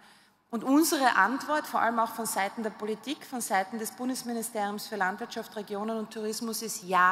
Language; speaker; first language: German; native; German